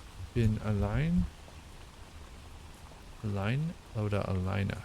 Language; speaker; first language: German; non-native, learner; English